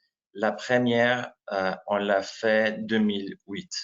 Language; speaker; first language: French; non-native, fluent; Slovenian